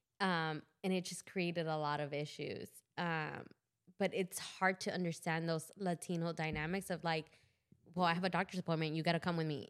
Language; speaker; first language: English; early bilingual, other home language; Spanish